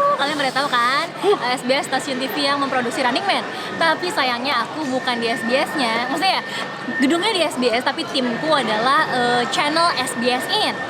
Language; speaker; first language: Indonesian; native; Indonesian